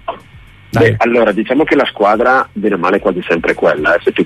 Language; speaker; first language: Italian; native; Italian